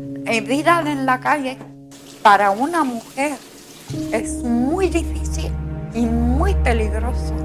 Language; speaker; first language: Spanish; non-native, learner; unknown